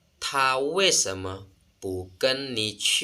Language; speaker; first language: Chinese; non-native, fluent; Lao